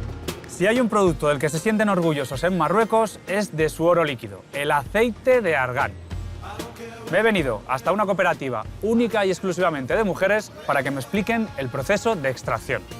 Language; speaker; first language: Spanish; native; Spanish